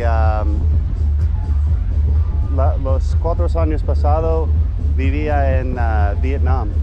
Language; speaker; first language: Spanish; non-native, learner; English